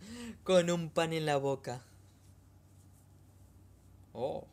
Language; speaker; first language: Spanish; native; Spanish